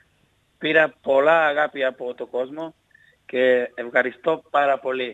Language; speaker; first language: Greek; non-native, learner; Spanish